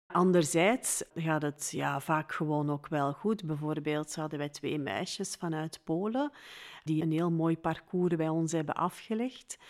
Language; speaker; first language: Dutch; native; Dutch